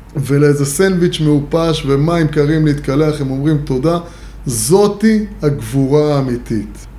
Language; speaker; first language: Hebrew; native; Hebrew